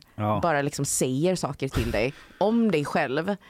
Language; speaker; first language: Swedish; native; Swedish